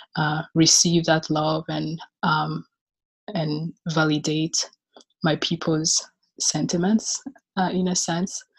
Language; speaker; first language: English; non-native, local second language; Kinyarwanda